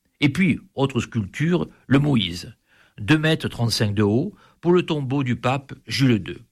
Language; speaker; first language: French; native; French